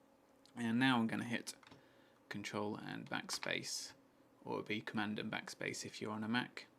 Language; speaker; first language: English; native; English